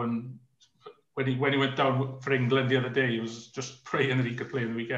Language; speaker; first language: English; native; English